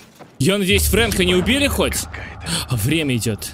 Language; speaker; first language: Russian; native; Russian